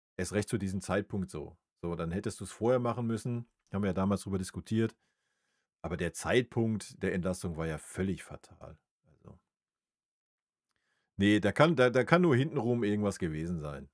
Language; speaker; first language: German; native; German